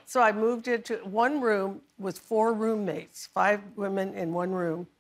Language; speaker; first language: English; native; English